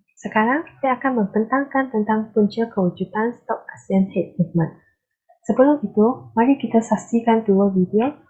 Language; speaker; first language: Malay; non-native, local second language; Chinese